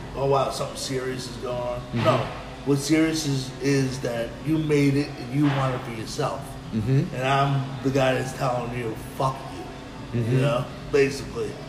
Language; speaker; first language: English; native; English